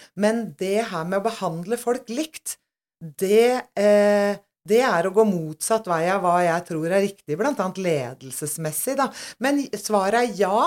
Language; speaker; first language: Norwegian; native; Norwegian